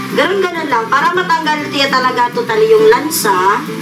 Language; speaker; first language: Filipino; native; Filipino